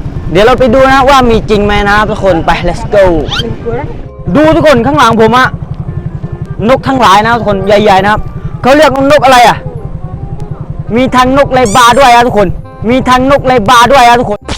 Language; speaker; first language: Thai; non-native, local second language; Pattani Malay